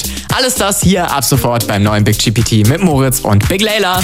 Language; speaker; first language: German; native; German